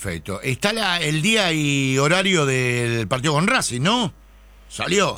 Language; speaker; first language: Spanish; native; Spanish